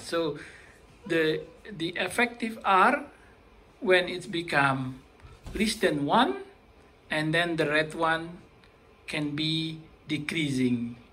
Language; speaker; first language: English; non-native, fluent; Indonesian